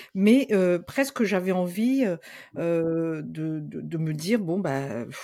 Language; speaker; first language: French; non-native, local second language; Malagasy